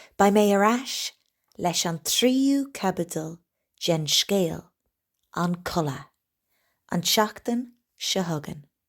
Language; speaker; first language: Irish; non-native, local second language; English